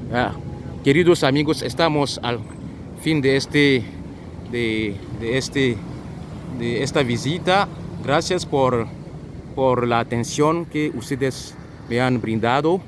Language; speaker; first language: Spanish; non-native, fluent; French